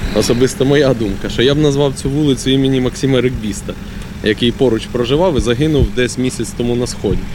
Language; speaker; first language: Ukrainian; native; Ukrainian